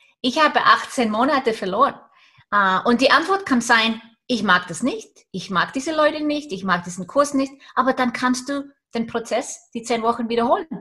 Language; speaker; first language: German; non-native, fluent; Icelandic